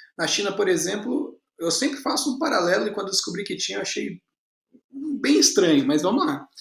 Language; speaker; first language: Portuguese; native; Portuguese